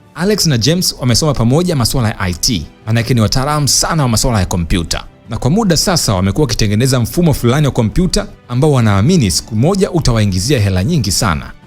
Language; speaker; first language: Swahili; native; Swahili